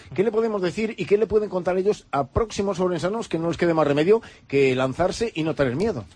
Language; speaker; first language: Spanish; native; Spanish